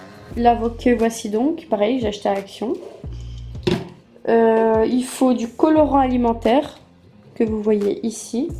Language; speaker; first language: French; native; French